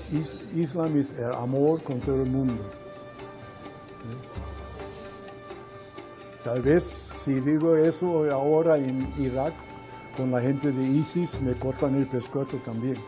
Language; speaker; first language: Spanish; non-native, fluent; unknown